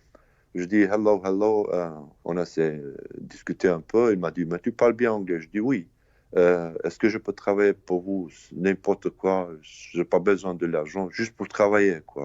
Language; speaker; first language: French; non-native, learner; Albanian